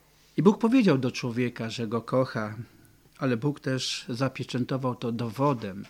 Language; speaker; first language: Polish; native; Polish